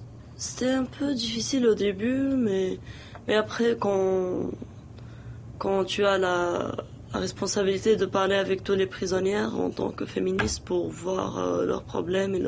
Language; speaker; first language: French; non-native, local second language; Arabic